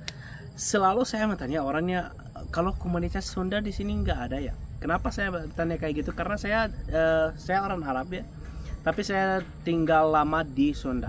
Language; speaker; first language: Indonesian; non-native, fluent; Arabic